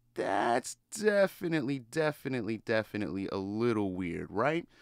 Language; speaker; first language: English; native; English